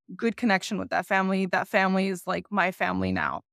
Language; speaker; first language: English; native; English